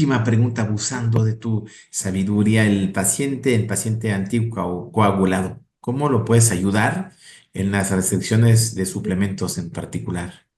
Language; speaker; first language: Spanish; native; Spanish